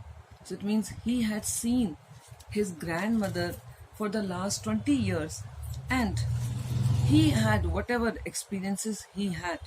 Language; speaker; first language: English; non-native, local second language; Hindi